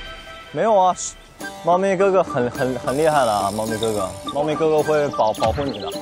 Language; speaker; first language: Chinese; native; Chinese